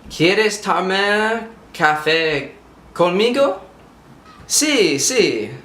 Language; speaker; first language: Spanish; non-native, learner; English